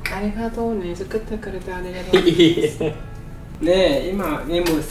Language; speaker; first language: Japanese; non-native, learner; Vietnamese